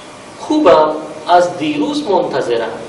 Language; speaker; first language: Persian; non-native, fluent; Urdu